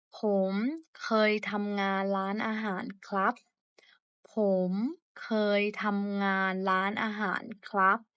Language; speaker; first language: Thai; non-native, fluent; Burmese